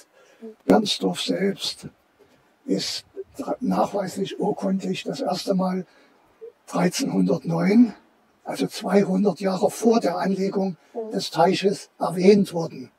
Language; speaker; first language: German; native; German